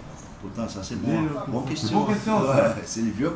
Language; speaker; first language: French; non-native, learner; Portuguese